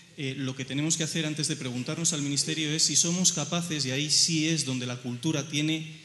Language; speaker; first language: Spanish; native; Spanish